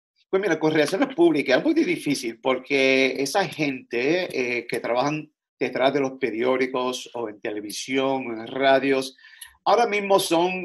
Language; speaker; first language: Spanish; early bilingual, other home language; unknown